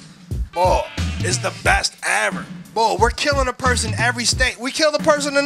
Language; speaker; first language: English; native; English